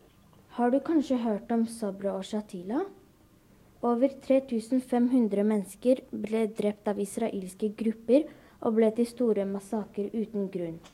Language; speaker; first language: Norwegian; early bilingual, other home language; Arabic